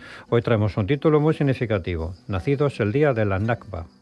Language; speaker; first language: Spanish; native; Spanish